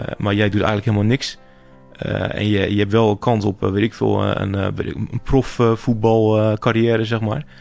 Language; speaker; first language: Dutch; native; Dutch